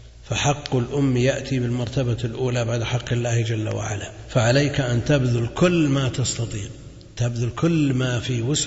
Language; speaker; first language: Arabic; native; Arabic